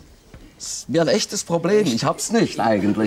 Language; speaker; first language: German; native; German